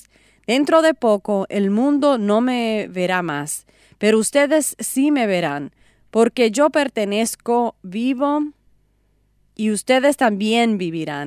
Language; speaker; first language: Spanish; native; Spanish